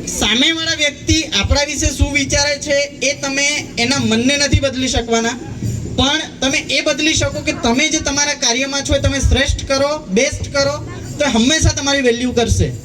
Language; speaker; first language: Gujarati; non-native, local second language; Gamit